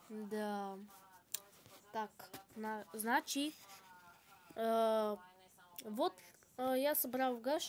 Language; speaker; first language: Russian; non-native, learner; Bulgarian